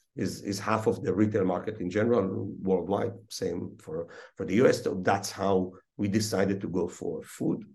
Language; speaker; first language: English; early bilingual, other home language; Hebrew